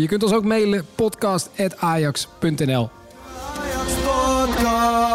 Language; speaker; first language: Dutch; native; Dutch